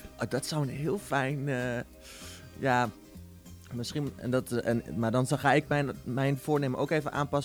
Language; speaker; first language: Dutch; native; Dutch